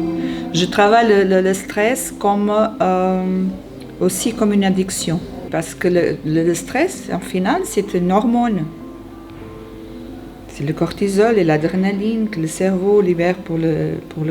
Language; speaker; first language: French; non-native, fluent; Portuguese